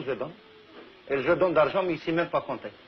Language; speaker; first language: French; non-native, local second language; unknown